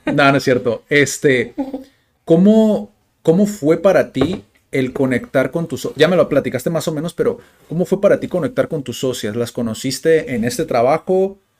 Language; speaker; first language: Spanish; native; Spanish